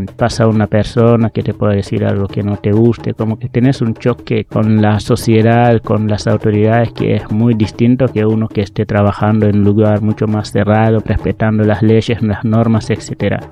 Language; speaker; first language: Spanish; non-native, fluent; Wolof